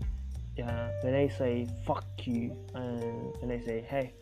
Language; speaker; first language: English; non-native, local second language; Tamil